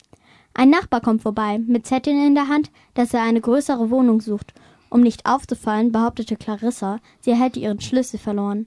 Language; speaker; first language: German; native; German